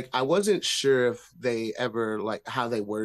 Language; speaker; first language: English; native; English